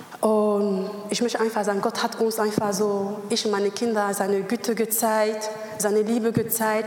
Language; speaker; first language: German; non-native, learner; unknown